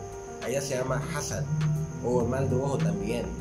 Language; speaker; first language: Spanish; non-native, fluent; Arabic